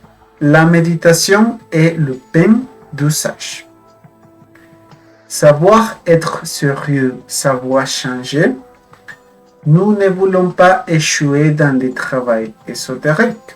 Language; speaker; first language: French; non-native, fluent; Spanish